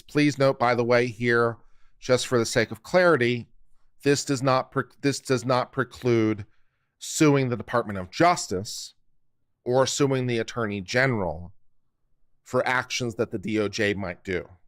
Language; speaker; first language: English; native; English